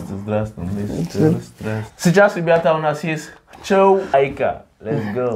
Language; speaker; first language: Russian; non-native, learner; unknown